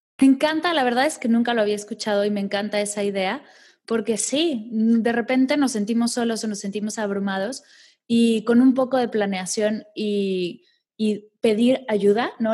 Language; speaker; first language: Spanish; native; Spanish